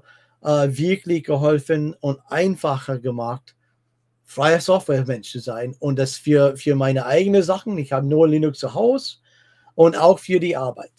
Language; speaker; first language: German; non-native, fluent; English